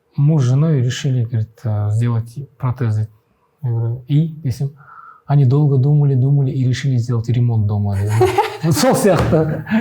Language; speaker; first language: Russian; non-native, local second language; Kazakh